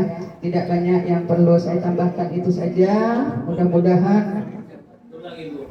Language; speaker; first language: Indonesian; native; Indonesian